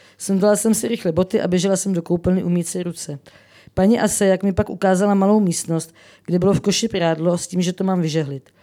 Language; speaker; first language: Czech; native; Czech